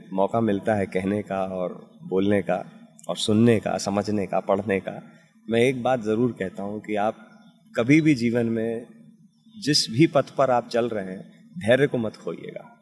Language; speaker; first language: Hindi; native; Hindi